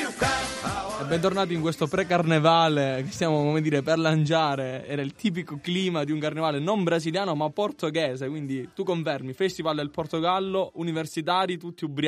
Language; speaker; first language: Italian; native; Italian